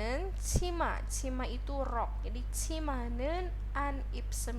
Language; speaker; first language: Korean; non-native, fluent; Indonesian